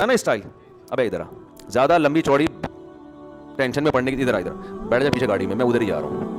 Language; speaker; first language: Urdu; native; Urdu